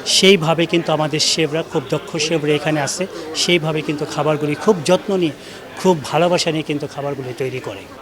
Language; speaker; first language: Bangla; native; Bangla